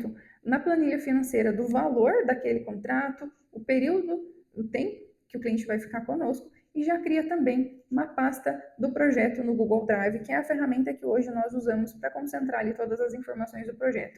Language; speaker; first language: Portuguese; native; Portuguese